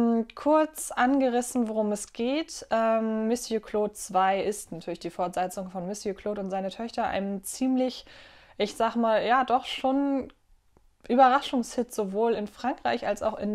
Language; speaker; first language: German; native; German